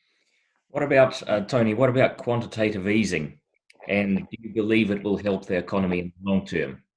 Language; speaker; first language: English; non-native, fluent; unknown